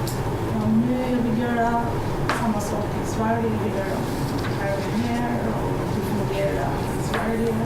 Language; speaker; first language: Swedish; non-native, learner; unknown